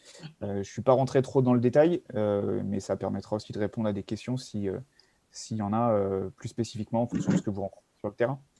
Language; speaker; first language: French; native; French